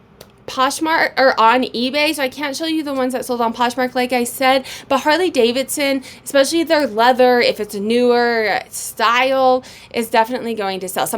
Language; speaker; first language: English; native; English